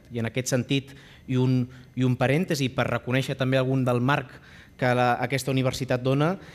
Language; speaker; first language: Catalan; native; Catalan